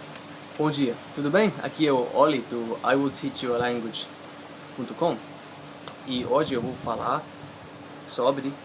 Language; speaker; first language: Portuguese; non-native, fluent; English